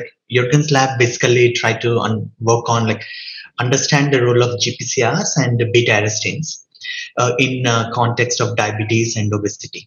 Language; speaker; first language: English; non-native, local second language; Telugu